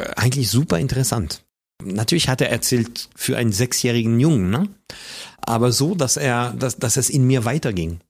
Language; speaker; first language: German; non-native, fluent; French